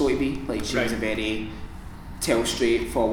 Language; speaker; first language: English; native; English